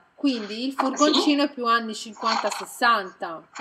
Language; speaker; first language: Italian; native; Italian